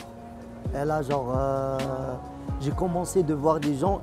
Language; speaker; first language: French; non-native, local second language; Arabic